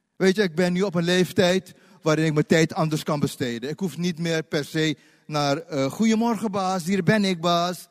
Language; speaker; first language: Dutch; native; Dutch